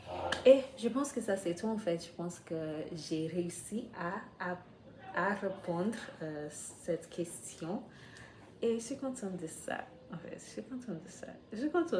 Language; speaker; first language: French; non-native, learner; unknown